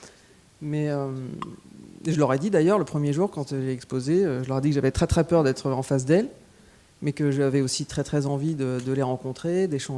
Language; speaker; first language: French; native; French